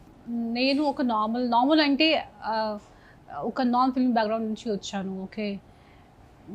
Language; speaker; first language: Telugu; non-native, local second language; Hindi